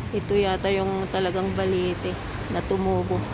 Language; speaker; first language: Filipino; non-native, local second language; Iloko